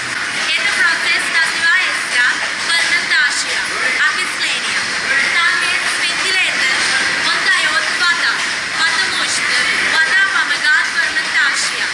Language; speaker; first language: Russian; non-native, learner; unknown